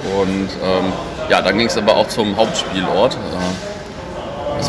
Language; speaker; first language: German; native; German